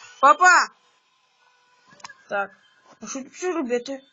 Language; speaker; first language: Ukrainian; native; Ukrainian